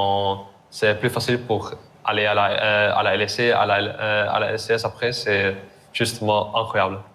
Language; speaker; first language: French; non-native, learner; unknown